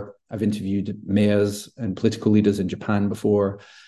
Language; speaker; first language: English; native; English